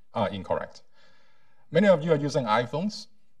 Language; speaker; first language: English; non-native, local second language; Cantonese